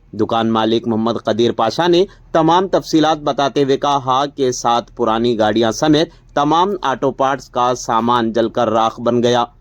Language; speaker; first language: Urdu; native; Urdu